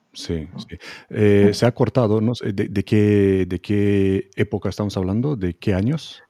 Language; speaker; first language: Spanish; non-native, fluent; Hebrew